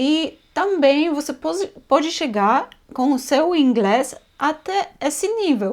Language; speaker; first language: Portuguese; non-native, fluent; Polish